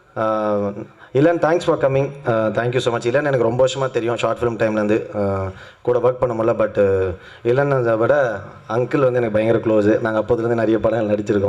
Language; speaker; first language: Tamil; native; Tamil